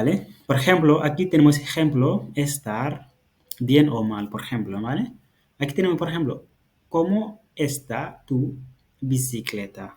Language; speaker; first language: Spanish; non-native, fluent; Fula